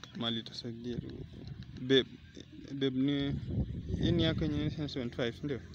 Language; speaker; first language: Swahili; native; Swahili